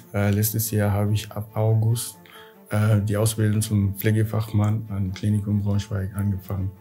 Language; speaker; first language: German; non-native, fluent; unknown